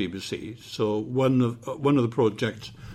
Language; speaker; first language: English; native; English